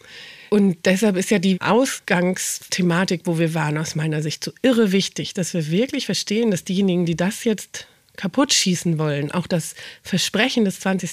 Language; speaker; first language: German; native; German